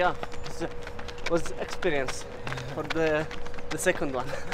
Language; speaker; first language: English; non-native, learner; Italian